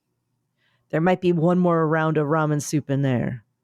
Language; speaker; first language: English; native; English